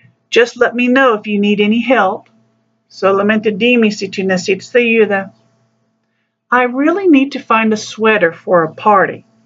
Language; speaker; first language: English; native; English